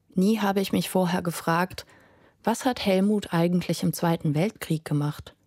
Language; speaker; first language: German; non-native, fluent; Lithuanian